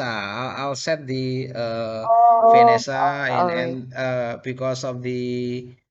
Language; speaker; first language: English; non-native, fluent; Indonesian